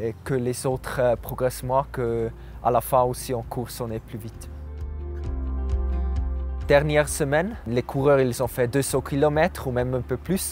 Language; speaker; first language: French; non-native, local second language; German